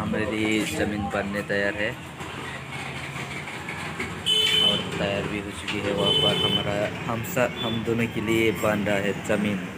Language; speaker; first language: Hindi; non-native, local second language; Kok Borok